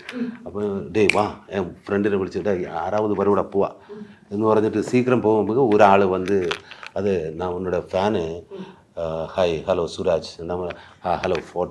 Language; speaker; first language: Tamil; non-native, learner; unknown